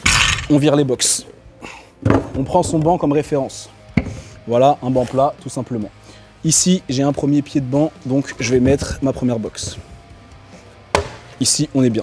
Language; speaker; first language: French; native; French